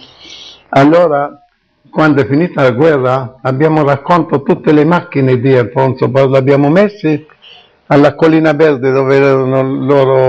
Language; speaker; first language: Italian; non-native, local second language; Arabic